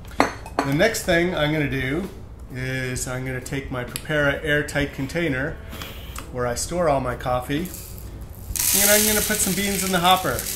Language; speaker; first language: English; native; English